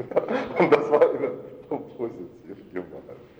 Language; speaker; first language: German; non-native, fluent; Russian